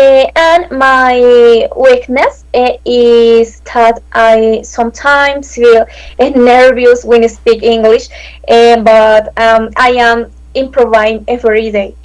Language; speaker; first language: English; non-native, learner; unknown